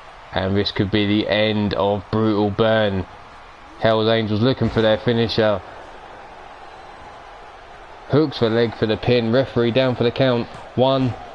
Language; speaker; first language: English; native; English